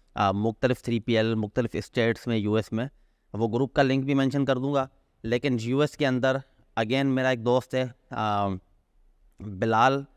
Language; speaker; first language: Urdu; non-native, local second language; Sindhi